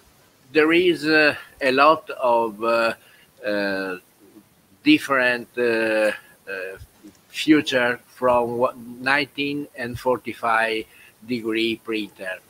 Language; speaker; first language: English; non-native, learner; Italian